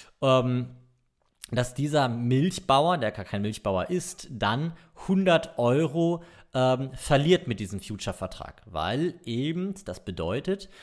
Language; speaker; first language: German; native; German